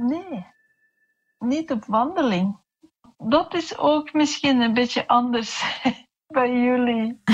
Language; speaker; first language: Dutch; non-native, fluent; Norwegian